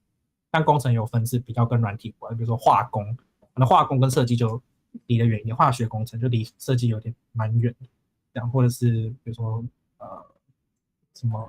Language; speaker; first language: Chinese; native; Chinese